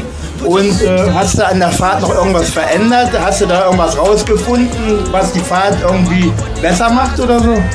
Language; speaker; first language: German; native; German